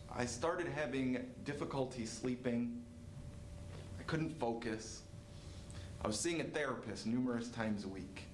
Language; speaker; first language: English; native; English